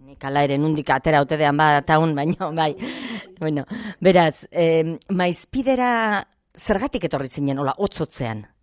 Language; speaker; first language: Basque; native; Basque